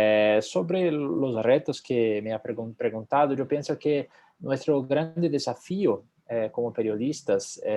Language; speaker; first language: Spanish; non-native, fluent; Portuguese